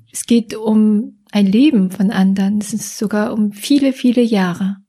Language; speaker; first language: German; non-native, fluent; Korean